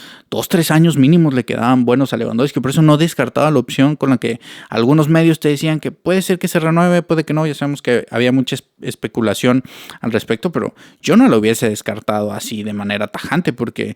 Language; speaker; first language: Spanish; native; Spanish